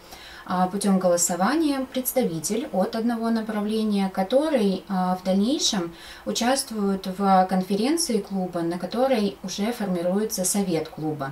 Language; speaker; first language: Russian; native; Russian